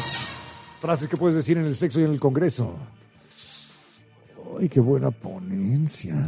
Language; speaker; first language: Spanish; native; Spanish